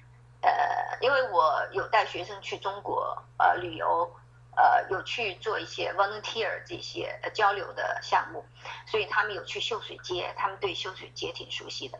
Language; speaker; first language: Chinese; native; Chinese